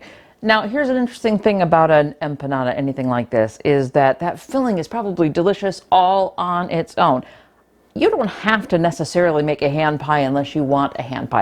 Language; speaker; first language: English; native; English